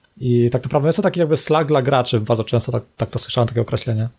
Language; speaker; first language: Polish; native; Polish